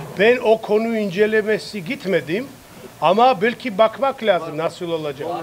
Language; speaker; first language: Turkish; non-native, learner; Georgian